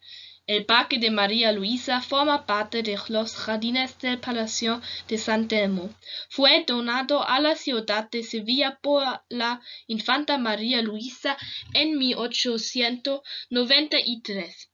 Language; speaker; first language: Spanish; non-native, learner; German